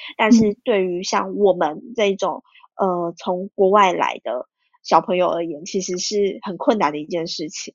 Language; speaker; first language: Chinese; early bilingual, heritage; Chinese